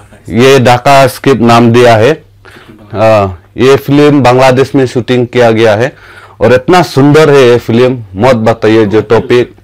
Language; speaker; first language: Hindi; non-native, local second language; Khasi